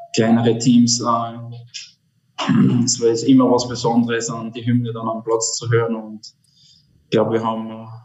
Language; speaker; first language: German; native; German